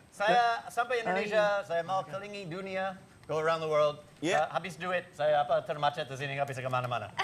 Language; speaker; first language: Indonesian; non-native, fluent; English